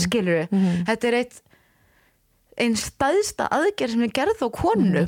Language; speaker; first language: Icelandic; non-native, fluent; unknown